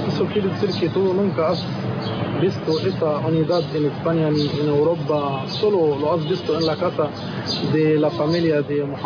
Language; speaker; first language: Spanish; non-native, learner; Arabic